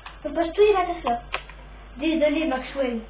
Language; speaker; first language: French; native; French